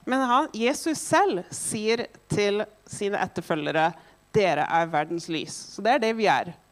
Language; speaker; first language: Norwegian; non-native, fluent; English